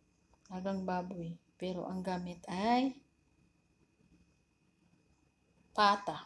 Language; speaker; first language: Filipino; native; Filipino